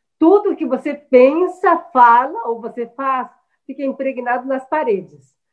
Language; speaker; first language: Portuguese; early bilingual, other home language; Chinese